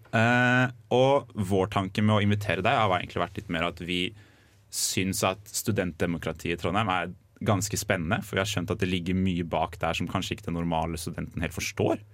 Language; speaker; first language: Norwegian; native; Norwegian